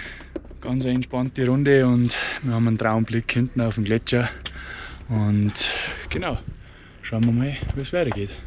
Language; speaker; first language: German; native; German